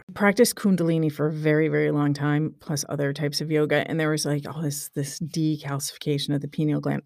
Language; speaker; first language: English; native; English